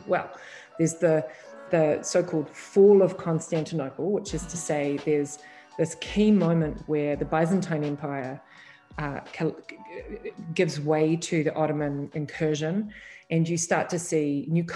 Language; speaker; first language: English; native; English